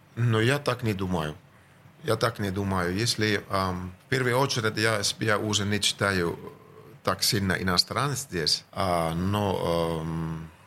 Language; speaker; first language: Russian; non-native, fluent; Finnish